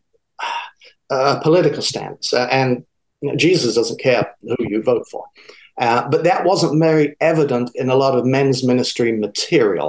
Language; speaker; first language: English; native; English